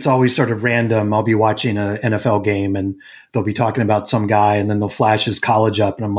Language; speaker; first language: English; native; English